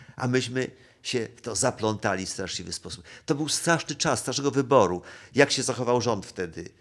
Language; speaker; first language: Polish; native; Polish